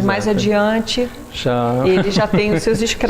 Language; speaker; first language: Portuguese; native; Portuguese